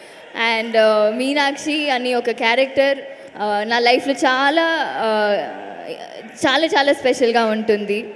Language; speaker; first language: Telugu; non-native, local second language; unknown